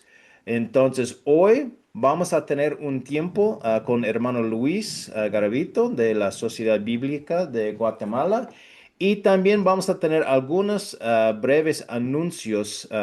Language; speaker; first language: Spanish; non-native, fluent; English